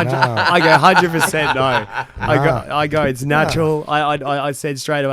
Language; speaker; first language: English; native; English